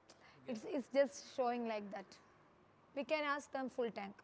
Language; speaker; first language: English; non-native, learner; Malayalam